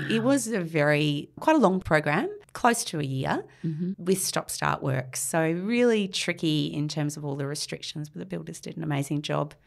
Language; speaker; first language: English; native; English